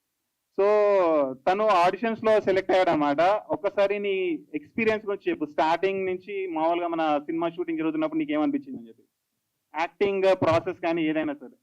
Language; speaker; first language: Telugu; native; Telugu